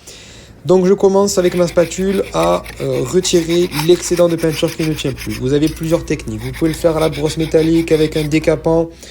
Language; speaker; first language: French; native; French